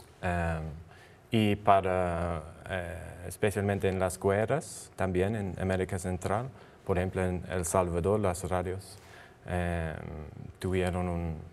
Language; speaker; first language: Spanish; non-native, learner; English